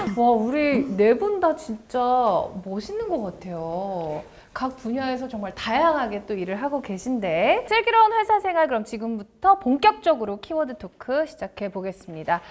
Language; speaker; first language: Korean; native; Korean